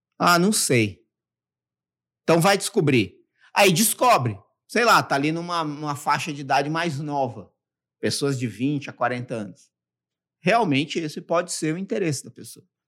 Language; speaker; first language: Portuguese; native; Portuguese